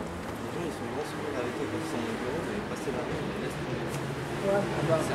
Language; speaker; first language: French; native; French